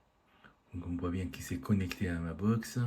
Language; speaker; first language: French; native; French